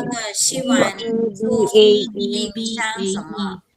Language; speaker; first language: Chinese; non-native, learner; Filipino